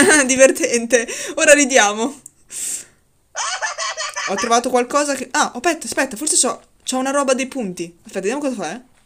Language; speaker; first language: Italian; native; Italian